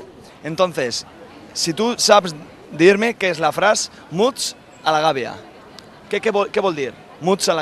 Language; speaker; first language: Catalan; non-native, learner; Spanish